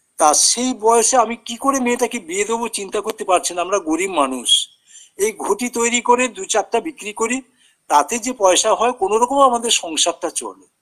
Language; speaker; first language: Bangla; native; Bangla